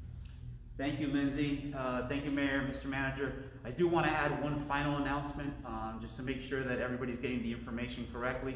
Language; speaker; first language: English; early bilingual, other home language; Spanish